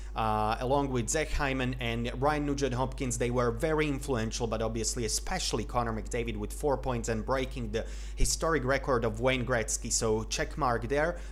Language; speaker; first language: English; non-native, fluent; Slovak